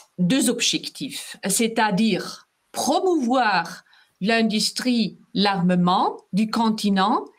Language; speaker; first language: French; non-native, fluent; German